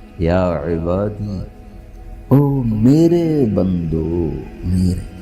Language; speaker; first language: Urdu; non-native, local second language; Punjabi